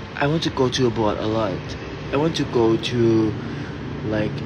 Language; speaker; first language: English; non-native, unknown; Thai